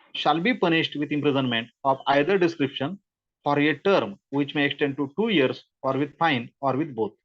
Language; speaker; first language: English; non-native, local second language; Marathi